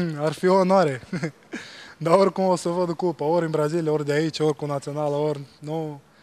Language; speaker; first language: Romanian; non-native, fluent; Portuguese